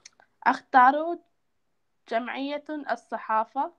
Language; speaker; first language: Arabic; non-native, learner; English